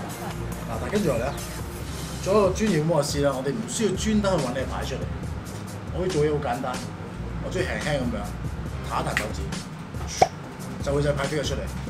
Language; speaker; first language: Cantonese; native; Cantonese